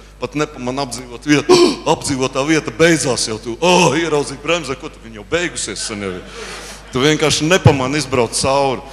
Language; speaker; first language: Latvian; native; Latvian